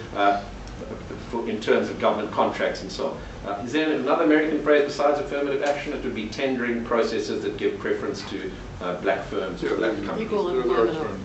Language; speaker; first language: English; native; English